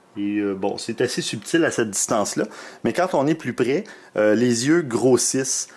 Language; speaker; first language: French; native; French